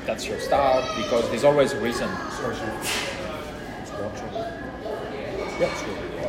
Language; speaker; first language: English; non-native, fluent; French